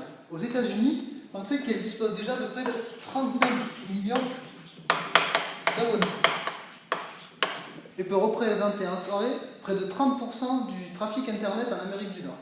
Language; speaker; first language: French; native; French